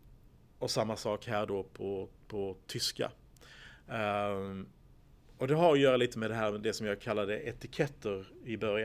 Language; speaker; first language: Swedish; native; Swedish